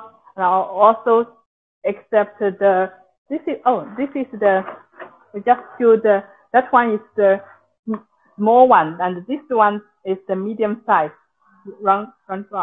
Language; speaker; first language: English; non-native, local second language; Chinese